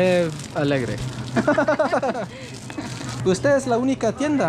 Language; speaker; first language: Spanish; non-native, fluent; English